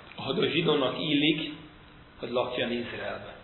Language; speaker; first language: Hungarian; non-native, fluent; English